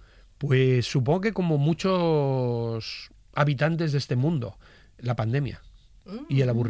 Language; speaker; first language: Spanish; native; Spanish